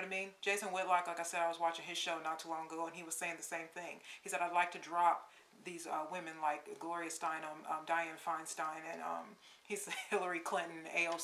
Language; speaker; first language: English; native; English